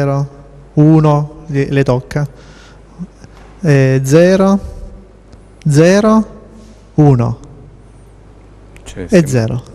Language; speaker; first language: Italian; native; Italian